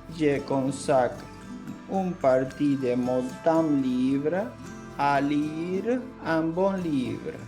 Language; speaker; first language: French; non-native, fluent; Spanish